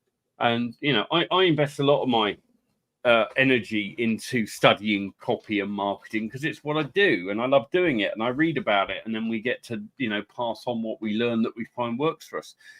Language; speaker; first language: English; native; English